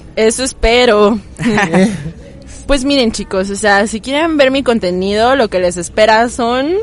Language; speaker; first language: Spanish; native; Spanish